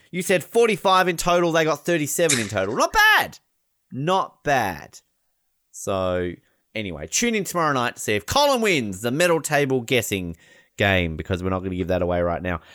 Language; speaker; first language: English; native; English